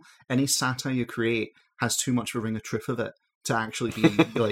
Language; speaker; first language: English; native; English